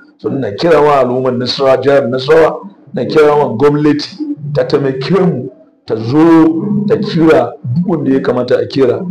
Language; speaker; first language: Hausa; non-native, local second language; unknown